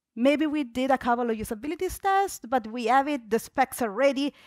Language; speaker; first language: English; non-native, fluent; Italian